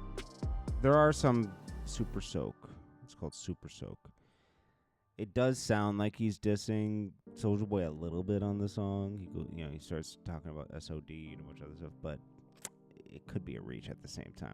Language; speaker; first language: English; native; English